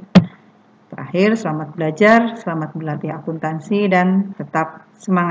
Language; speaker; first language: Indonesian; native; Indonesian